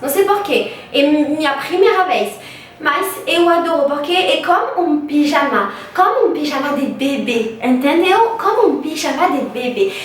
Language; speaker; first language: Portuguese; non-native, learner; French